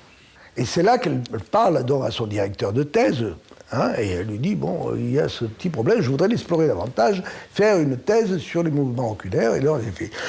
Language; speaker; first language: French; native; French